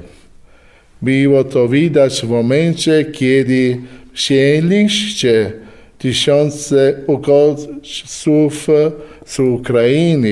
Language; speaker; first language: Polish; non-native, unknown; Italian